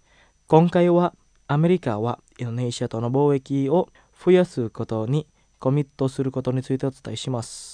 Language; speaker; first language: Japanese; non-native, fluent; Indonesian